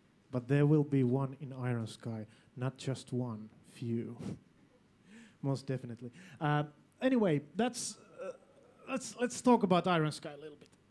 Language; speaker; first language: English; non-native, fluent; Finnish